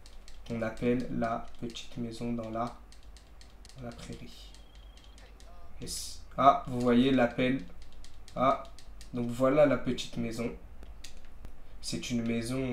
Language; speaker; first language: French; native; French